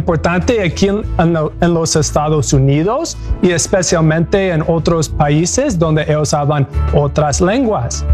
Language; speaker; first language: Spanish; non-native, learner; English